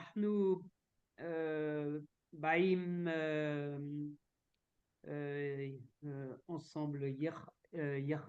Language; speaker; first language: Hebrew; non-native, learner; French